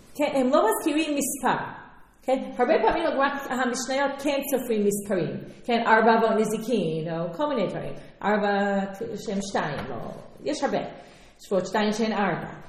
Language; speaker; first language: Hebrew; non-native, fluent; English